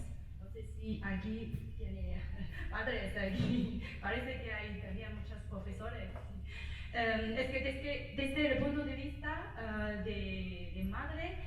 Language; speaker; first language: Spanish; non-native, learner; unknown